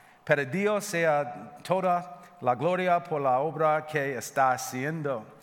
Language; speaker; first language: Spanish; non-native, learner; English